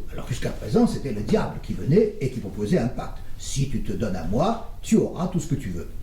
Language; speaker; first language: French; native; French